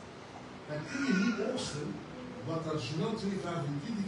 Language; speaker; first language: Dutch; non-native, fluent; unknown